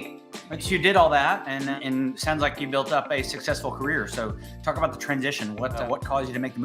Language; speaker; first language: English; native; English